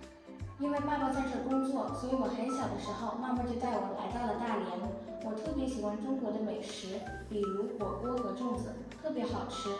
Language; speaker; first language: Chinese; early bilingual, other home language; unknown